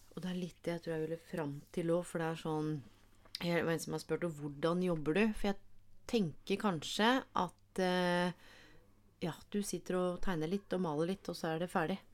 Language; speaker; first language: Norwegian; native; Norwegian